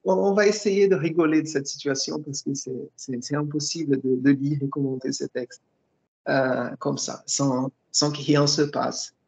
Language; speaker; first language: French; non-native, fluent; Portuguese